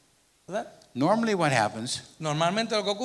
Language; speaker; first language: Spanish; native; Spanish